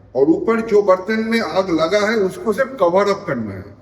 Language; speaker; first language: Hindi; non-native, local second language; Bangla